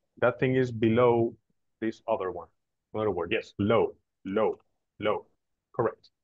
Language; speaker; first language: English; non-native, fluent; Spanish